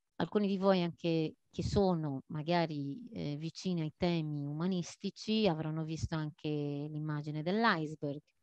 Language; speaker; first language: Italian; non-native, fluent; Maltese